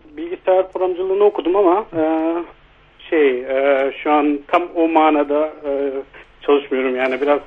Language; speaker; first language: Turkish; early bilingual, heritage; Turkish